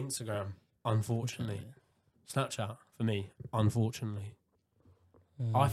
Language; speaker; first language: English; native; English